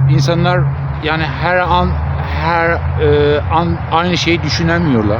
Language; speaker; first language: Turkish; non-native, fluent; Azerbaijani